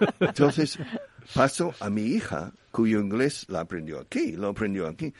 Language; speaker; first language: Spanish; non-native, fluent; English